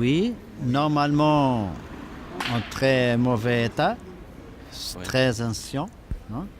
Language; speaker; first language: French; non-native, fluent; Portuguese